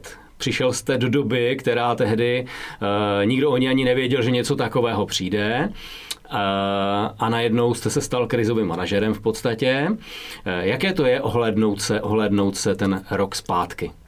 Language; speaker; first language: Czech; native; Czech